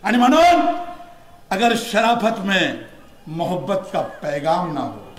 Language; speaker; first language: Hindi; non-native, local second language; Marathi